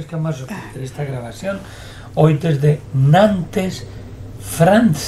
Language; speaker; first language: Spanish; native; Spanish